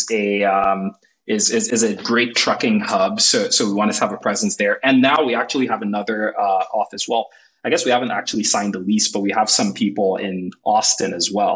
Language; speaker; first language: English; non-native, local second language; Igbo